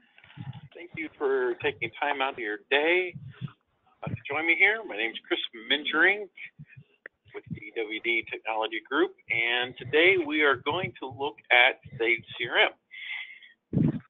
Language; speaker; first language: English; native; English